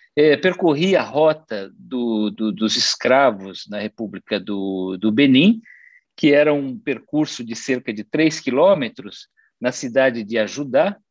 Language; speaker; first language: Portuguese; native; Portuguese